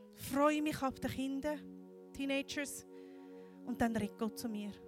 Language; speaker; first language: German; native; German